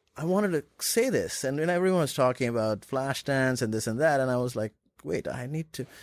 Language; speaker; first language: English; non-native, local second language; Urdu